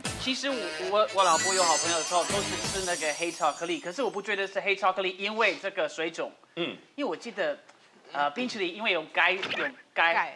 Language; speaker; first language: Chinese; non-native, fluent; English